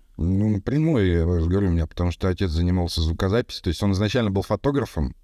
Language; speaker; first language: Russian; native; Russian